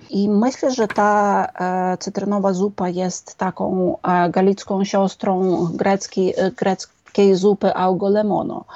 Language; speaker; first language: Polish; non-native, fluent; Ukrainian